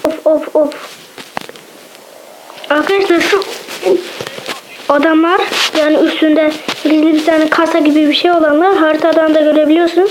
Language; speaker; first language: Turkish; native; Turkish